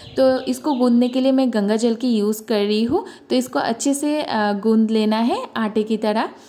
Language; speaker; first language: Hindi; non-native, local second language; Bangla